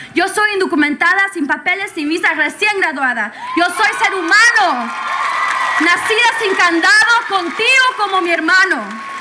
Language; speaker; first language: Spanish; early bilingual, heritage; Spanish